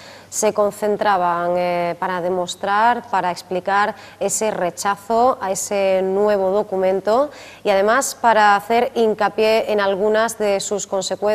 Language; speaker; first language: Spanish; native; Spanish